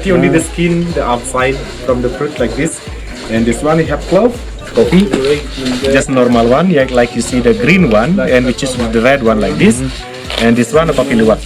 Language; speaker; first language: English; non-native, learner; Indonesian